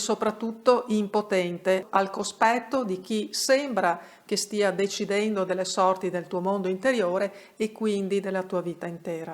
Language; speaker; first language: Italian; native; Italian